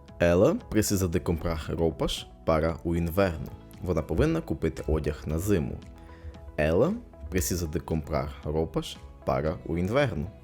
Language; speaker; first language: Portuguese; non-native, fluent; Ukrainian